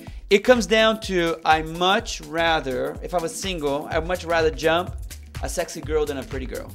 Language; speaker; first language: English; early bilingual, other home language; Portuguese